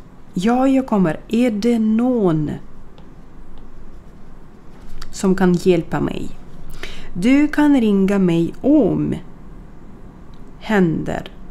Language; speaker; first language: Swedish; non-native, fluent; Ukrainian